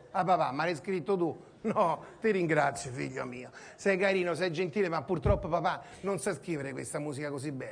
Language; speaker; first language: Italian; native; Italian